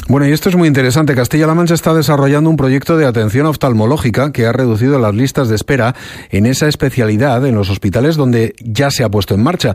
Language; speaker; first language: Spanish; native; Spanish